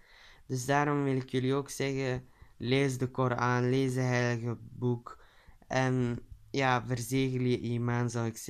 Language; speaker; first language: Dutch; early bilingual, other home language; Turkish